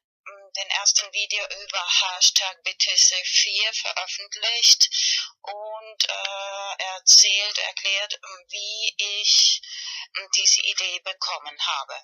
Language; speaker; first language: German; non-native, fluent; Spanish